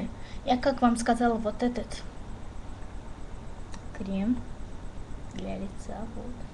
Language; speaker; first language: Russian; non-native, learner; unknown